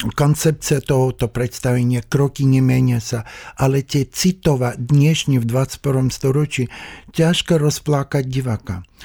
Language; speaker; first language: Slovak; non-native, fluent; Russian